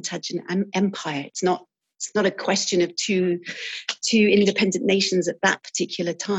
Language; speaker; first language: English; native; English